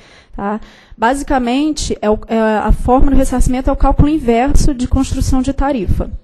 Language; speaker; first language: Portuguese; native; Portuguese